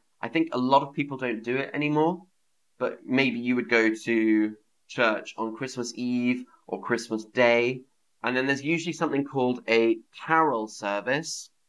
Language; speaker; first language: English; native; English